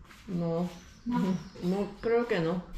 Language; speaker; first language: Spanish; non-native, learner; Korean